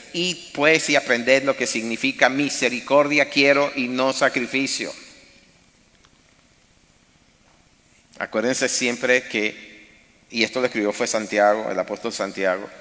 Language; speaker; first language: Spanish; native; Spanish